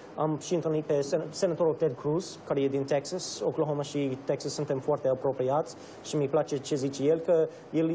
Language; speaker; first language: Romanian; non-native, fluent; English